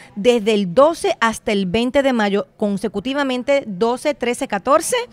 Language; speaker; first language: Spanish; native; Spanish